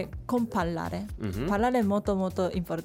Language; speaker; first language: Italian; non-native, learner; Japanese